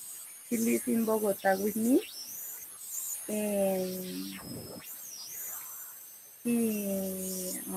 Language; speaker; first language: English; non-native, learner; Spanish